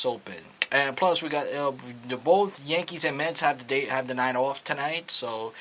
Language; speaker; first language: English; native; English